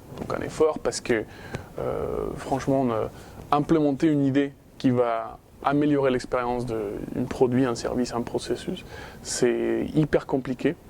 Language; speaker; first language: French; non-native, fluent; Spanish